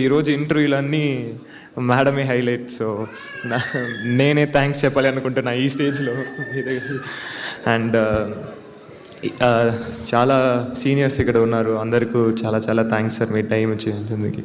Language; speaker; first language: Telugu; non-native, local second language; Tamil